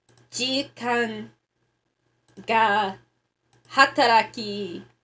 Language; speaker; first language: Japanese; non-native, learner; English